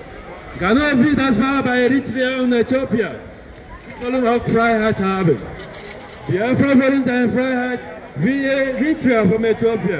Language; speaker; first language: German; non-native, learner; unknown